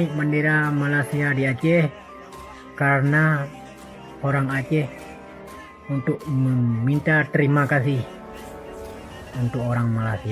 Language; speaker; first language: Indonesian; non-native, local second language; Achinese